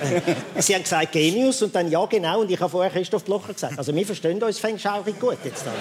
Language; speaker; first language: German; native; German